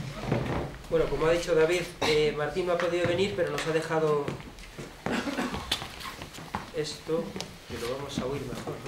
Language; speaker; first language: Spanish; native; Spanish